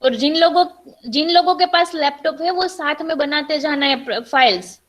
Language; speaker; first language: Hindi; non-native, local second language; Gujarati